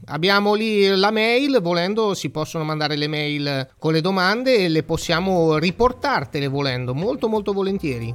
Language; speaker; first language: Italian; native; Italian